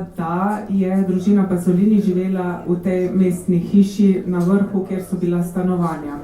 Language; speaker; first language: Slovenian; native; Slovenian